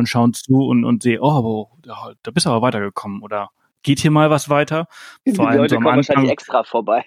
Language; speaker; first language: German; native; German